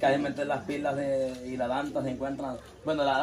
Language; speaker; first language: Spanish; native; Spanish